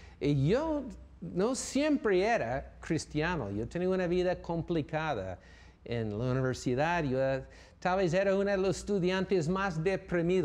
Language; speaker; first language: Spanish; non-native, fluent; English